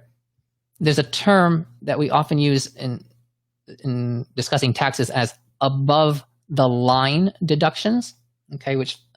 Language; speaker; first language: English; native; English